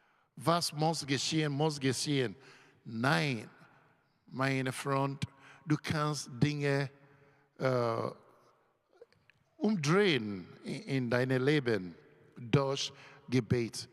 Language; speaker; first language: German; non-native, learner; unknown